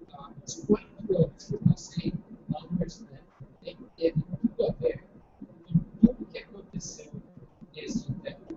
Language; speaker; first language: Portuguese; non-native, fluent; English